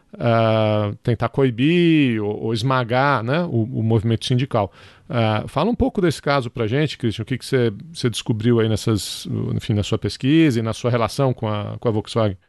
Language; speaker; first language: Portuguese; native; Portuguese